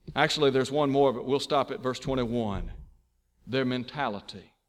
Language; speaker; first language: English; native; English